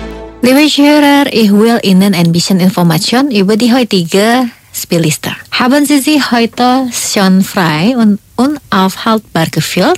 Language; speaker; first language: German; non-native, learner; Indonesian